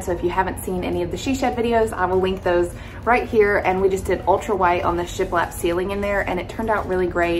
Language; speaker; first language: English; native; English